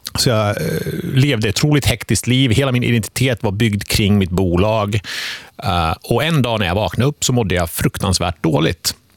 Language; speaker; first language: Swedish; early bilingual, other home language; Finnish